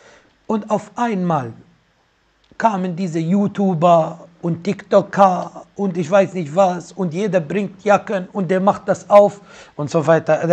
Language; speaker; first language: German; non-native, fluent; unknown